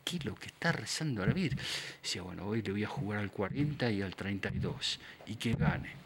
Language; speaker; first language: Spanish; native; Spanish